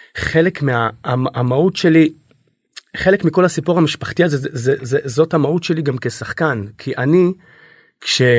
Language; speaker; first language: Hebrew; native; Hebrew